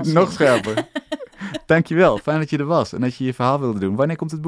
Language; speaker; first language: Dutch; native; Dutch